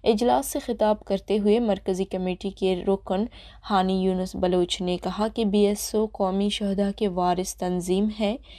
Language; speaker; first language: Urdu; non-native, local second language; Baluchi